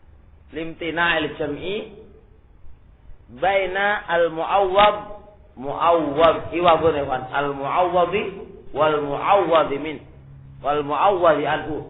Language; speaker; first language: Arabic; non-native, local second language; Indonesian